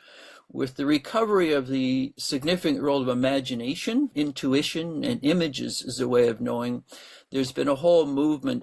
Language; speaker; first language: English; native; English